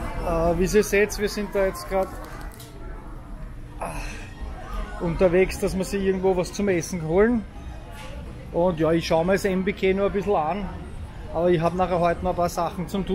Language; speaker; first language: German; native; German